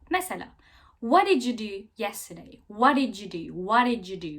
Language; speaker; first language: English; non-native, fluent; Turkish